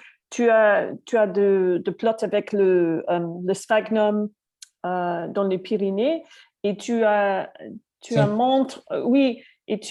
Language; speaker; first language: French; non-native, learner; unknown